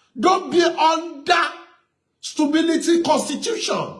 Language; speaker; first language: English; non-native, local second language; Yoruba